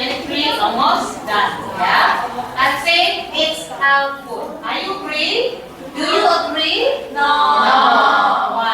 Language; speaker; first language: English; non-native, fluent; Indonesian